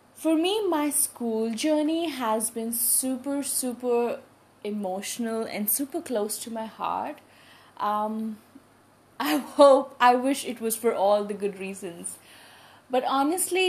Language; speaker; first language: English; non-native, local second language; Hindi